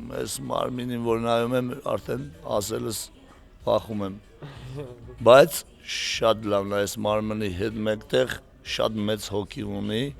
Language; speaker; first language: Armenian; native; Armenian